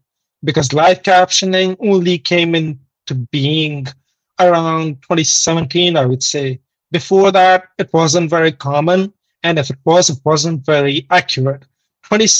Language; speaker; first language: English; non-native, local second language; Hindi